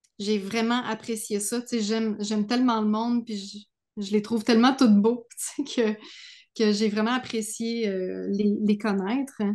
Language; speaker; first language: French; native; French